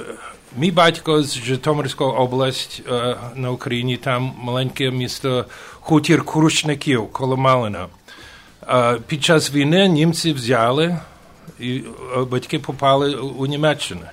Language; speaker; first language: Ukrainian; early bilingual, heritage; Ukrainian